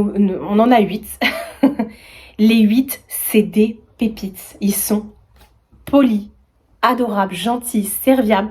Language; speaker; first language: French; native; French